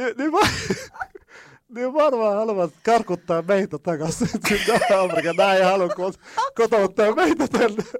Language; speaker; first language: Finnish; non-native, fluent; Arabic